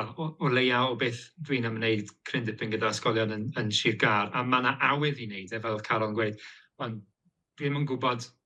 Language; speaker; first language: Welsh; native; Welsh